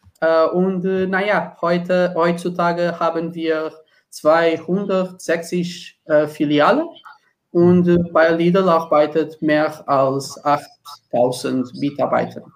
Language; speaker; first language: German; non-native, learner; Portuguese